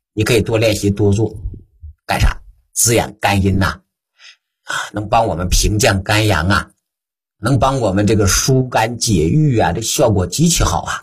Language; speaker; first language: Chinese; native; Chinese